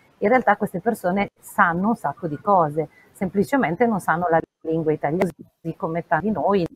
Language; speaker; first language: Italian; native; Italian